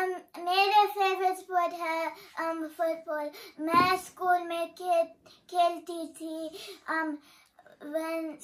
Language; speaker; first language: Hindi; early bilingual, heritage; Hindi